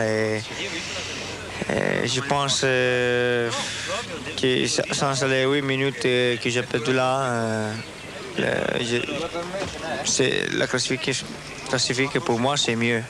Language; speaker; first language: French; non-native, learner; Italian